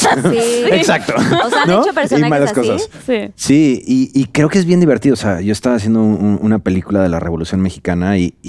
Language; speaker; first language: Spanish; native; Spanish